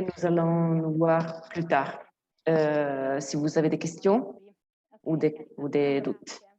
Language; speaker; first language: French; non-native, fluent; Italian